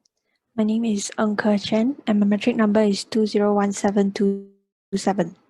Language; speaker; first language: English; non-native, local second language; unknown